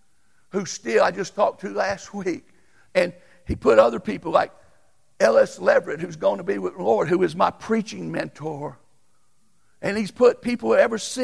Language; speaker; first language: English; native; English